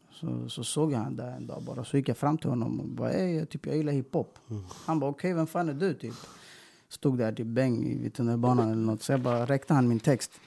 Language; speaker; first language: Swedish; early bilingual, other home language; Persian